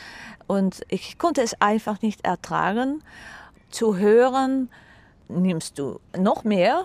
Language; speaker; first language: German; non-native, fluent; Dutch